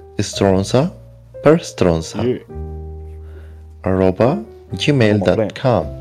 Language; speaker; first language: Italian; non-native, learner; Spanish